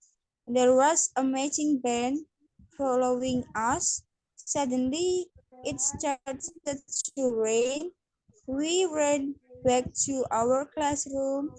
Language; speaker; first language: English; non-native, learner; Indonesian